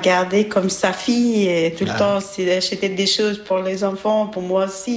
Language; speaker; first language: French; non-native, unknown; Albanian